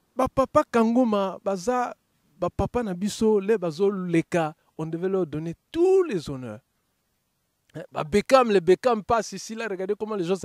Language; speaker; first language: French; non-native, local second language; Lingala